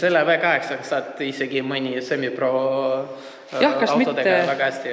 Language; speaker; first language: Estonian; native; Estonian